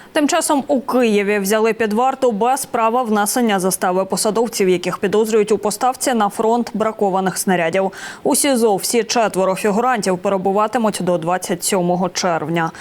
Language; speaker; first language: Ukrainian; native; Ukrainian